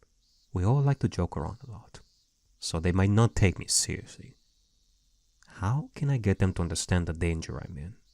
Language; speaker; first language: English; native; English